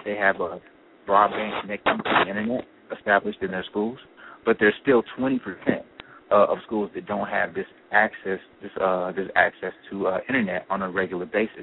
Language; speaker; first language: English; native; English